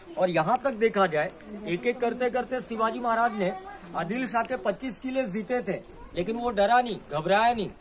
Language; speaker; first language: Hindi; non-native, local second language; Marathi